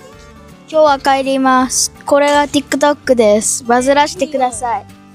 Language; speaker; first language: Japanese; native; Japanese